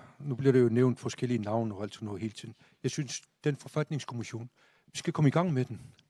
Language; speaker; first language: Danish; non-native, local second language; Kalaallisut